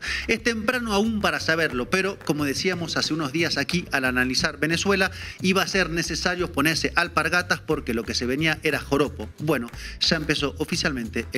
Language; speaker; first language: Spanish; native; Spanish